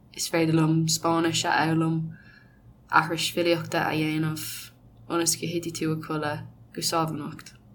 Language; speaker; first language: Irish; non-native, local second language; English